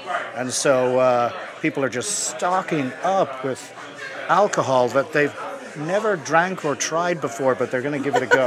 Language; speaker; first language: English; native; English